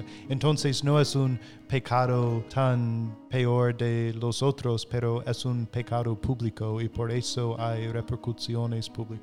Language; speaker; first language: Spanish; non-native, fluent; English